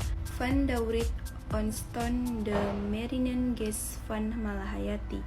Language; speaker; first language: Dutch; non-native, learner; Indonesian